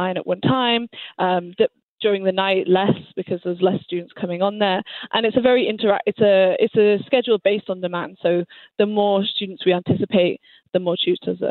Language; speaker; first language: English; native; English